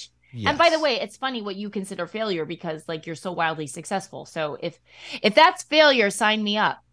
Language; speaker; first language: English; native; English